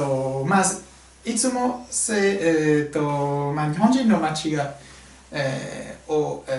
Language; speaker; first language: Japanese; non-native, fluent; French